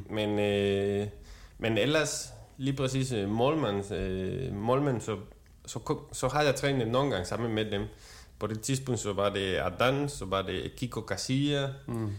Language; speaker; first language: Danish; non-native, fluent; Spanish